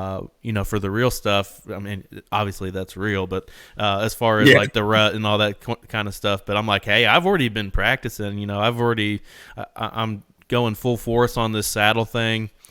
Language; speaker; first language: English; native; English